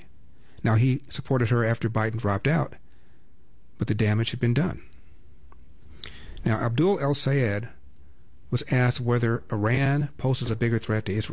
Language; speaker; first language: English; native; English